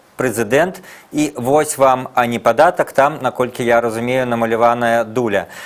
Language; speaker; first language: Belarusian; native; Belarusian